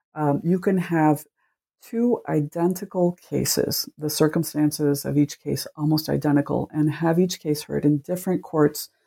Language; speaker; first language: English; early bilingual, other home language; Spanish